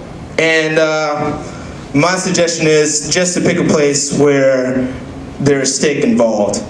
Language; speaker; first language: English; native; English